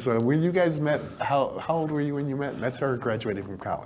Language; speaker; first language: English; native; English